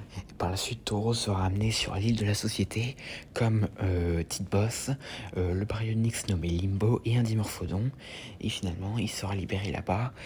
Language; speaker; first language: French; native; French